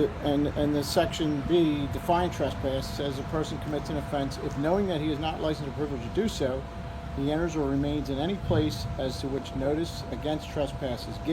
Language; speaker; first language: English; native; English